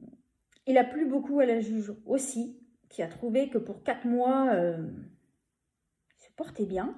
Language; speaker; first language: French; native; French